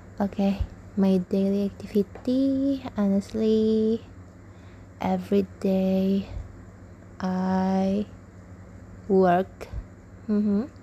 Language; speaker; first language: English; non-native, learner; Indonesian